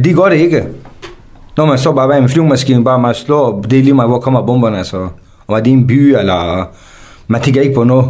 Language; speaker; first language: Danish; non-native, fluent; Kurdish